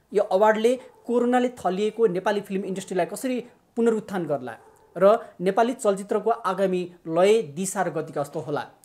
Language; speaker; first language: Nepali; native; Nepali